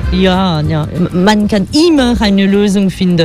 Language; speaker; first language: German; non-native, fluent; French